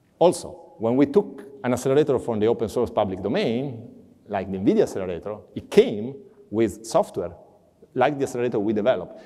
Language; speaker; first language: English; non-native, fluent; Italian